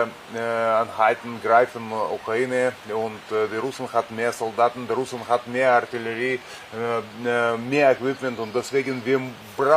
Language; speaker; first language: German; non-native, fluent; Russian